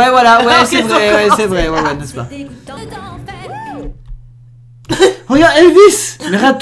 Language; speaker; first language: French; native; French